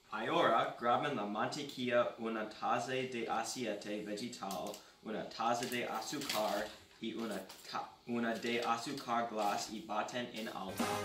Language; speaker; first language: Spanish; non-native, learner; English